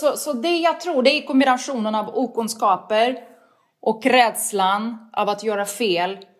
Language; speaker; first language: Swedish; non-native, fluent; Russian